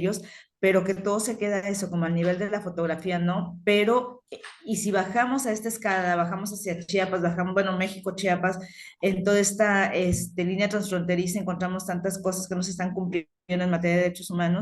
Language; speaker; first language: Spanish; native; Spanish